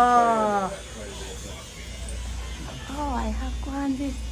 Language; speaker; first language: English; non-native, learner; Spanish